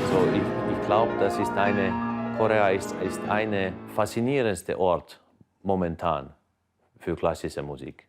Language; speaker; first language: German; non-native, fluent; Finnish